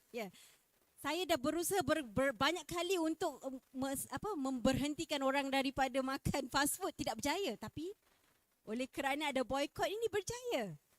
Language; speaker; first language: Malay; native; Malay